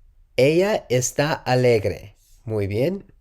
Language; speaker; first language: Spanish; non-native, learner; English